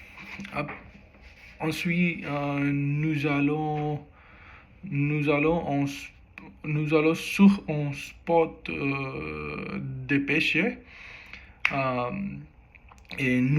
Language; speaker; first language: French; non-native, learner; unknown